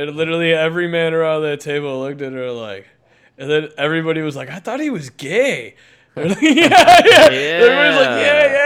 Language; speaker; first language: English; native; English